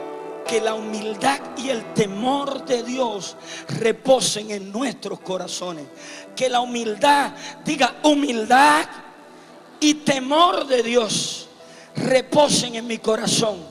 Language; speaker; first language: Spanish; native; Spanish